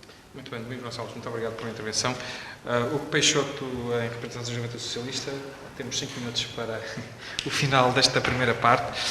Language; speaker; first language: Portuguese; native; Portuguese